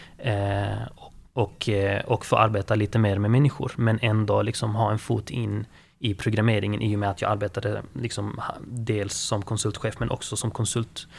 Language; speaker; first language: Swedish; early bilingual, other home language; Arabic